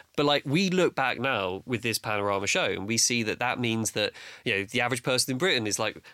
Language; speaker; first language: English; native; English